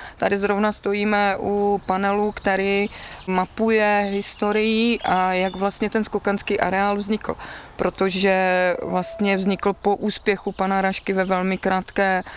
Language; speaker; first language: Czech; native; Czech